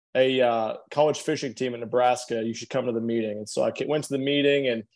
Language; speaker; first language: English; native; English